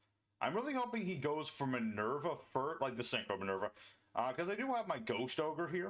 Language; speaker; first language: English; native; English